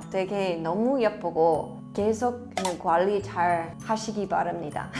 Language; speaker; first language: Korean; non-native, fluent; English